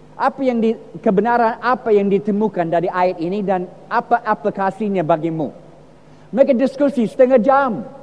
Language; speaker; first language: Indonesian; non-native, fluent; English